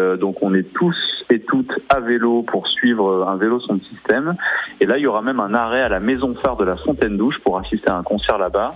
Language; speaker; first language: French; native; French